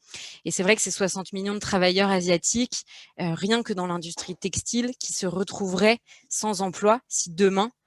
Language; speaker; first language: French; native; French